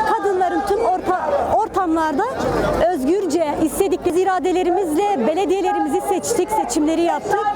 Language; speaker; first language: Turkish; non-native, local second language; Kurdish